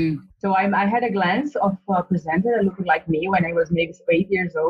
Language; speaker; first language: English; non-native, learner; Portuguese